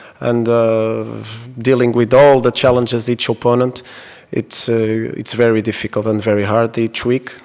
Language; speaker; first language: English; non-native, fluent; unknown